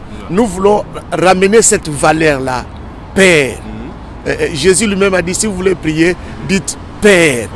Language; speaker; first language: French; non-native, local second language; Lingala